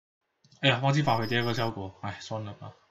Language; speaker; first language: Chinese; native; Chinese